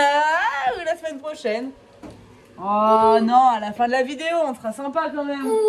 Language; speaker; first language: French; native; French